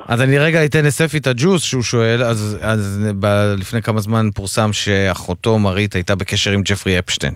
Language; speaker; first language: Hebrew; native; Hebrew